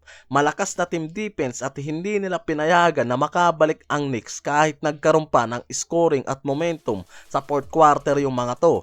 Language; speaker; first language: Filipino; native; Filipino